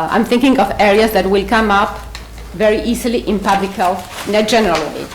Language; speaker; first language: English; non-native, fluent; Spanish